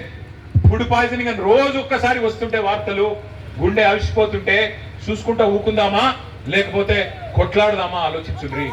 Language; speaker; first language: Telugu; native; Telugu